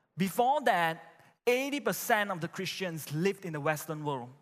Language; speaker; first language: English; non-native, local second language; Chinese